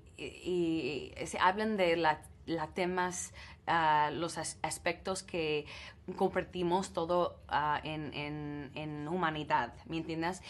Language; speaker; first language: Spanish; non-native, learner; English